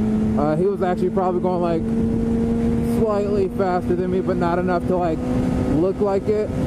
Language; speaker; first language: English; native; English